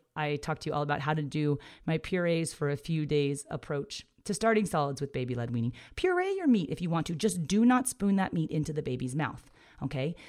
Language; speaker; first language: English; native; English